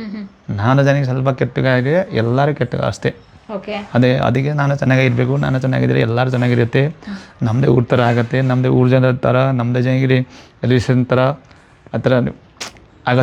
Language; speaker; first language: Kannada; non-native, learner; Nepali